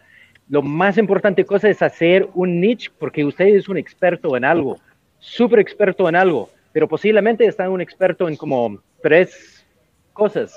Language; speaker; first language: Spanish; non-native, learner; English